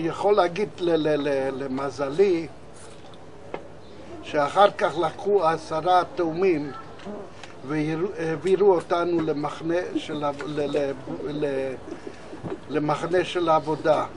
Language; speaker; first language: Hebrew; non-native, fluent; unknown